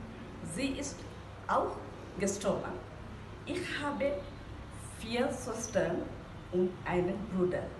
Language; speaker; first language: German; non-native, learner; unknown